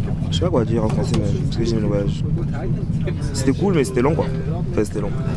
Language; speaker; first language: French; native; French